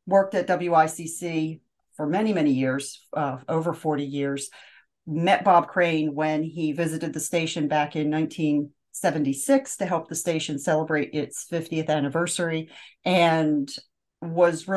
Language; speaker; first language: English; native; English